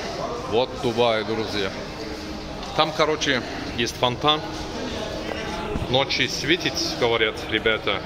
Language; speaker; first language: Russian; non-native, learner; Turkish